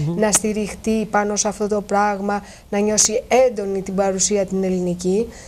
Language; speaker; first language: Greek; native; Greek